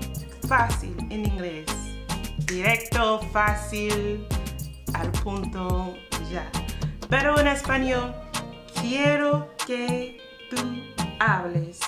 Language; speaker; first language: Spanish; non-native, fluent; English